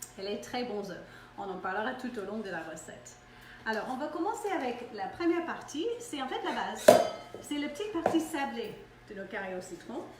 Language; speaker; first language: French; non-native, fluent; English